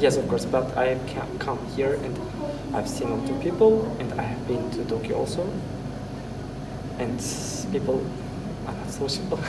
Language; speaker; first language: English; non-native, fluent; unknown